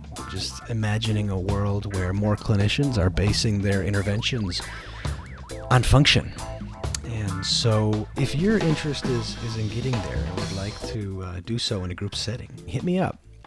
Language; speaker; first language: English; native; English